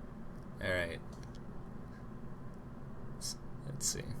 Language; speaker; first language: English; native; English